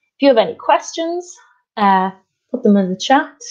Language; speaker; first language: English; native; English